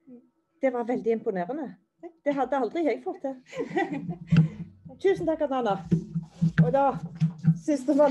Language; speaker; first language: Norwegian; native; Norwegian